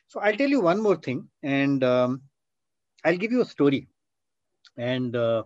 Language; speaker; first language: English; non-native, local second language; Hindi